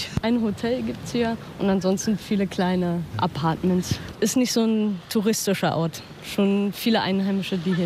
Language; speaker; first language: German; native; German